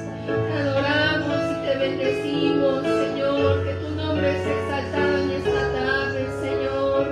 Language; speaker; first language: Spanish; native; Spanish